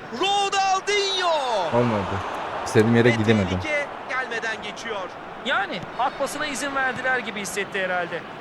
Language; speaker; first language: Turkish; native; Turkish